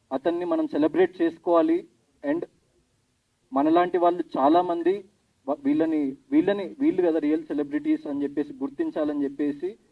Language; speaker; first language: Telugu; native; Telugu